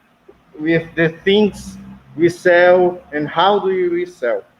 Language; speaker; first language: English; non-native, learner; Portuguese